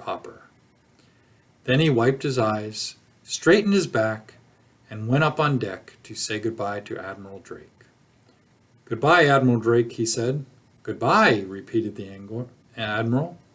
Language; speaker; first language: English; native; English